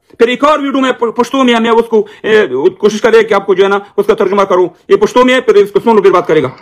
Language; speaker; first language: Urdu; non-native, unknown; Pashto